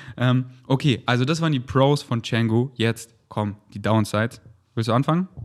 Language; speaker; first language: German; native; German